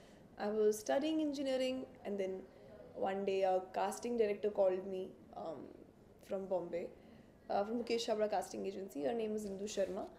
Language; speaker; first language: English; non-native, local second language; Hindi